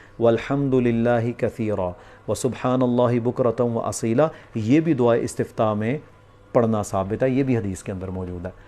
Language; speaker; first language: Urdu; non-native, local second language; Punjabi